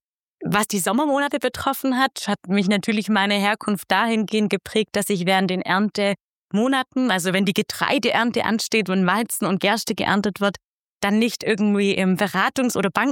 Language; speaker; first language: German; native; German